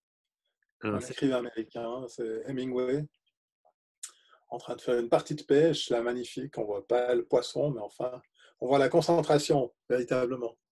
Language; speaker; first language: French; native; French